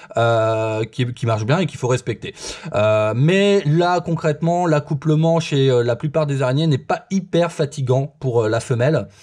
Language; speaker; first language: French; native; French